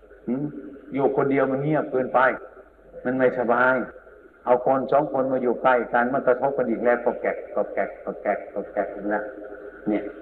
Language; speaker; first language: Thai; native; Thai